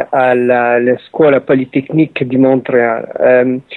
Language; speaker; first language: Italian; early bilingual, heritage; Italian